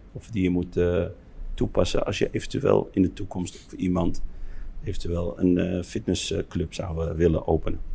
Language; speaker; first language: Dutch; early bilingual, other home language; Arabic